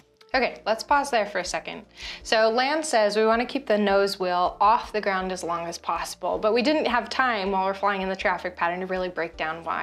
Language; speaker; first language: English; native; English